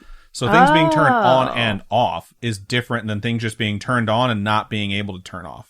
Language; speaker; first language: English; native; English